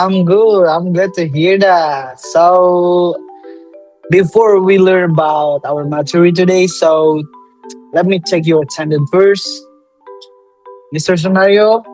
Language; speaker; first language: English; non-native, learner; Indonesian